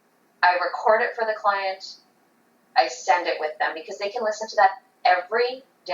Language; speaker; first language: English; native; English